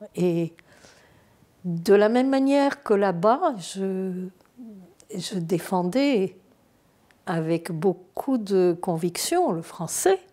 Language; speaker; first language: French; non-native, fluent; Turkish